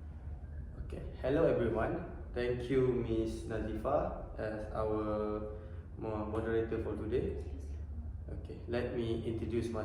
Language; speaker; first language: English; non-native, learner; Malay